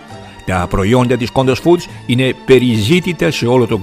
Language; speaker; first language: Greek; native; Greek